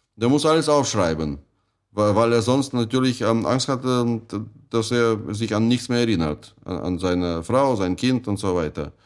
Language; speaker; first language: German; non-native, fluent; Russian